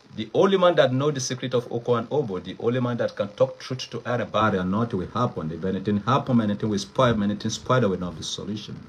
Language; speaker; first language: English; non-native, local second language; Yoruba